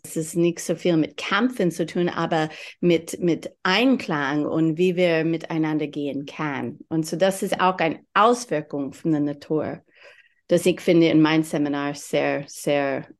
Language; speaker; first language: German; non-native, learner; English